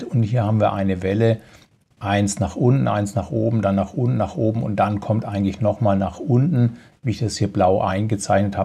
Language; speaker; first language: German; native; German